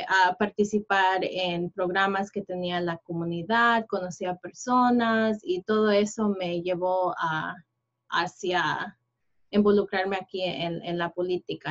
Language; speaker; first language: Spanish; early bilingual, heritage; Spanish